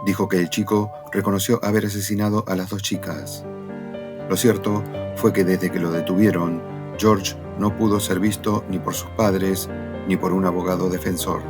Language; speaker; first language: Spanish; native; Spanish